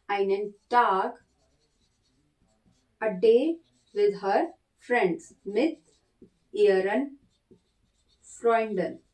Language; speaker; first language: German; non-native, learner; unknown